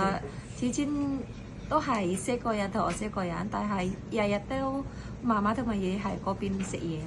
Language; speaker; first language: Cantonese; non-native, learner; Indonesian